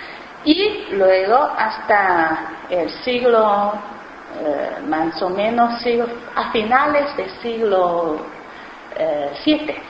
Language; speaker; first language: Spanish; non-native, fluent; Chinese